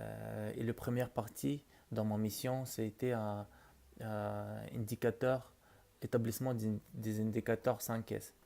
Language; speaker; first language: French; non-native, learner; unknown